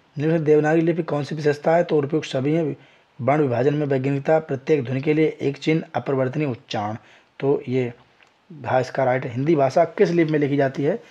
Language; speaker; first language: Hindi; native; Hindi